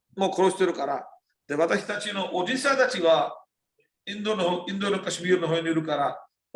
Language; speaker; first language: Japanese; non-native, learner; Urdu